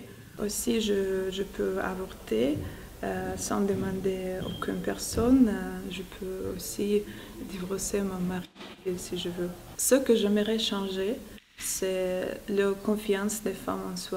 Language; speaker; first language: French; non-native, fluent; Russian